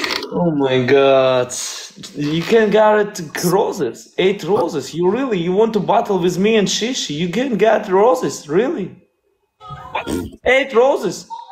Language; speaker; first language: English; non-native, learner; Russian